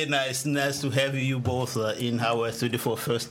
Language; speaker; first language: English; non-native, learner; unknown